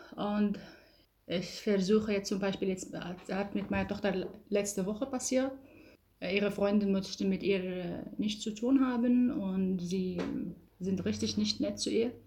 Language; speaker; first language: German; non-native, learner; Arabic